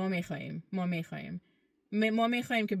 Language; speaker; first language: Persian; early bilingual, heritage; Persian